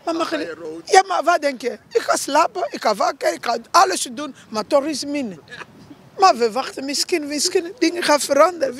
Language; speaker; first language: Dutch; non-native, learner; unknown